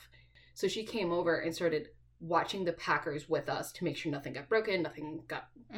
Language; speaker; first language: English; native; English